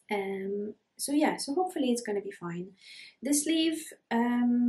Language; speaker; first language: English; non-native, fluent; Polish